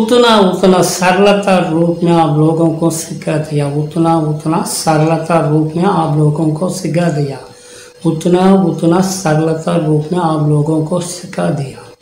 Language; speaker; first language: Hindi; non-native, local second language; Tamil